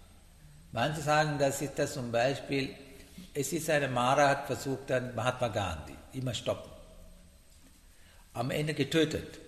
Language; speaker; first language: German; non-native, learner; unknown